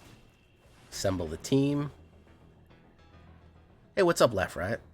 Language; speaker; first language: English; native; English